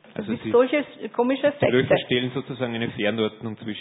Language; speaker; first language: German; native; German